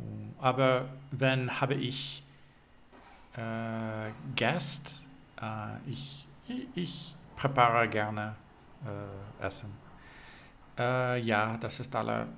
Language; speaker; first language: German; non-native, learner; English